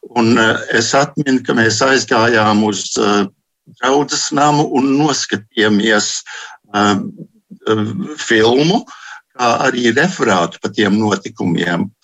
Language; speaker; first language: Latvian; early bilingual, heritage; Latvian